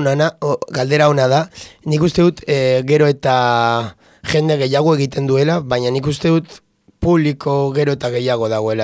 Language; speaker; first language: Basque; non-native, local second language; Spanish